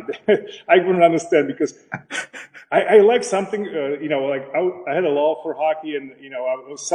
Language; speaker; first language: English; non-native, fluent; Slovak